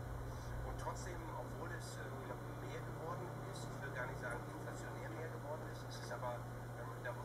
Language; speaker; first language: German; native; German